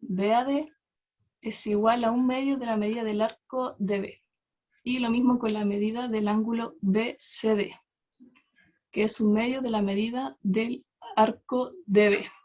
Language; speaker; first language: Spanish; native; Spanish